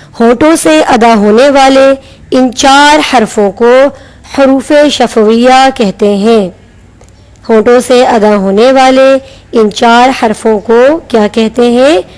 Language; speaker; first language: Urdu; native; Urdu